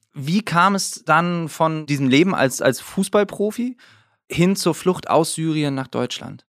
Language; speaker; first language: German; native; German